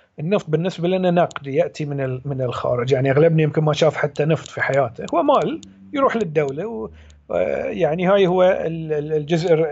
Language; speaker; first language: Arabic; native; Arabic